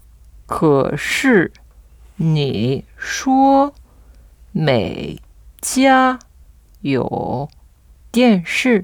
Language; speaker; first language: Chinese; non-native, learner; French